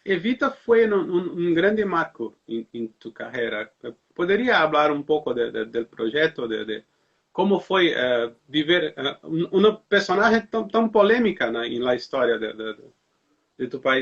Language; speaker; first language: Spanish; non-native, learner; Portuguese